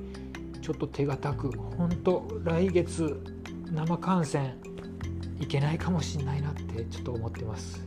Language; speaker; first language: Japanese; native; Japanese